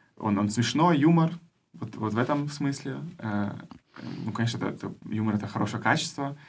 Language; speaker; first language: Russian; early bilingual, heritage; Russian